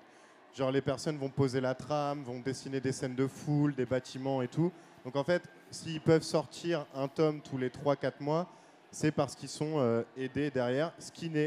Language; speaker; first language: French; native; French